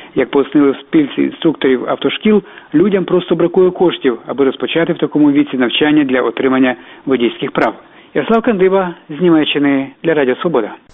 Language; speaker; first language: Ukrainian; native; Ukrainian